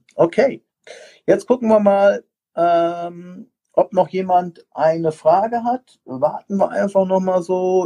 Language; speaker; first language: German; native; German